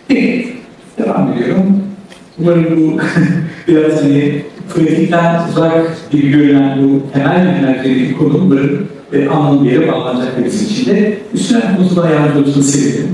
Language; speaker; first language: Turkish; native; Turkish